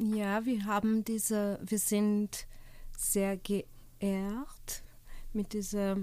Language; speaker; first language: German; non-native, fluent; Portuguese